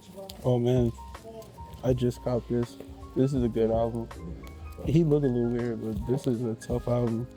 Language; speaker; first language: English; native; English